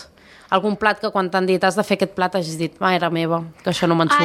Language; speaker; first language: Catalan; native; Catalan